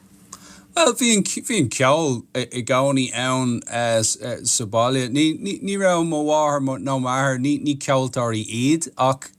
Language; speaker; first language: Irish; non-native, local second language; English